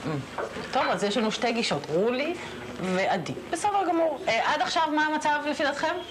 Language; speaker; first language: Hebrew; native; Hebrew